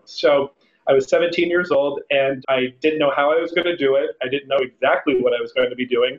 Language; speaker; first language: English; native; English